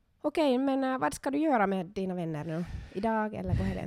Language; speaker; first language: Swedish; non-native, local second language; Finnish